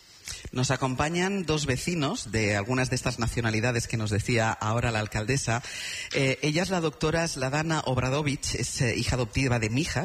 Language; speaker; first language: Spanish; native; Spanish